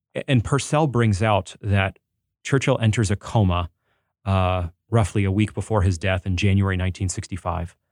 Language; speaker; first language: English; native; English